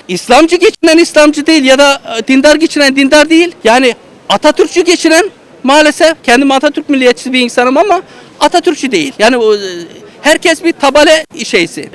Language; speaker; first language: Turkish; native; Turkish